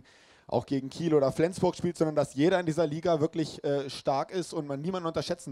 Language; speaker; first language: German; native; German